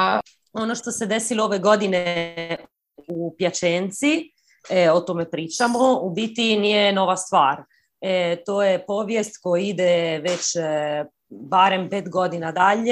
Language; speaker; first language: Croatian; early bilingual, heritage; Croatian